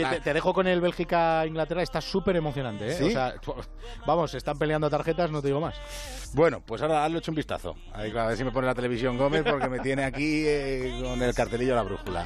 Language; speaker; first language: Spanish; native; Spanish